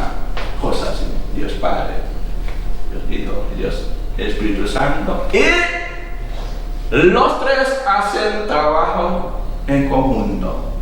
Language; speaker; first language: Spanish; non-native, fluent; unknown